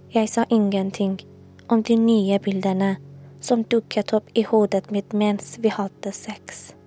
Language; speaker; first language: Norwegian; non-native, learner; Persian